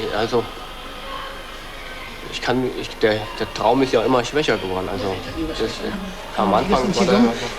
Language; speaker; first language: German; early bilingual, other home language; Korean